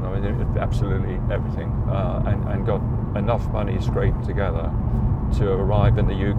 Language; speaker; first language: English; native; English